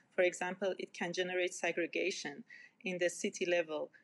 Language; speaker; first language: English; non-native, fluent; Persian